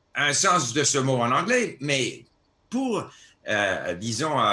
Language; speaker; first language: French; non-native, fluent; English